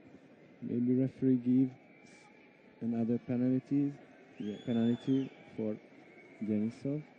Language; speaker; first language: English; non-native, learner; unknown